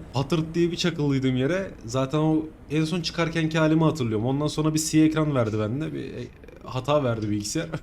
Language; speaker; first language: Turkish; native; Turkish